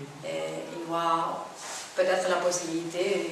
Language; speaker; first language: French; non-native, fluent; Spanish